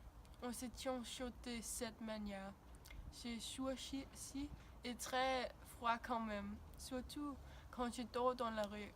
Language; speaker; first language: French; non-native, learner; Danish